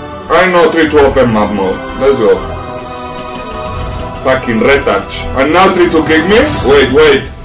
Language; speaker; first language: English; non-native, learner; Spanish